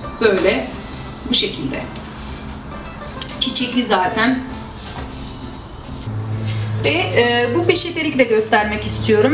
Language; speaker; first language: Turkish; non-native, fluent; Arabic